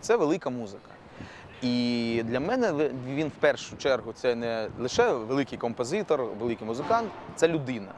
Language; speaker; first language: Ukrainian; native; Ukrainian